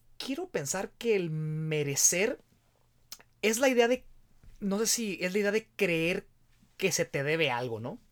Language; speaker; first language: Spanish; native; Spanish